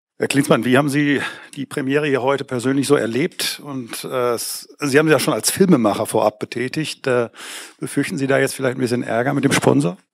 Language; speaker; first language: German; native; German